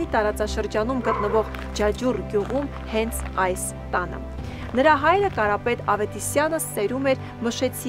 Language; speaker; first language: Armenian; native; Armenian